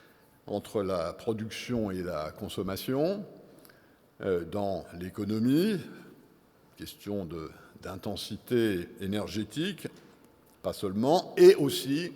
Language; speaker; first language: French; native; French